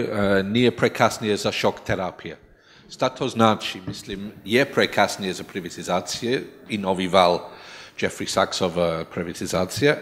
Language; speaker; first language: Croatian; non-native, learner; English